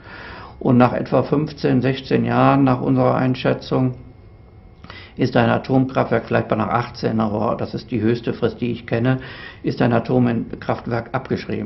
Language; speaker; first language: German; native; German